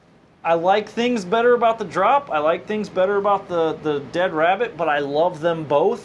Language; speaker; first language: English; native; English